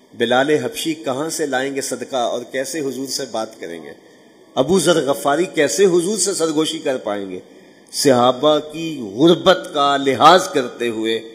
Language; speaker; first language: Urdu; non-native, local second language; Punjabi